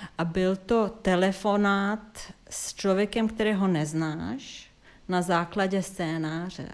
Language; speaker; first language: Czech; non-native, fluent; Serbian